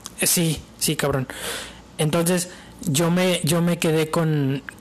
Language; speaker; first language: Spanish; native; Spanish